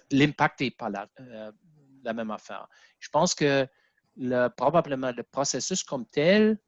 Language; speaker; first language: French; non-native, fluent; German